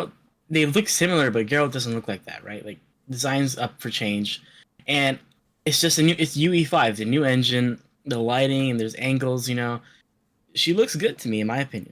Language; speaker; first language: English; native; English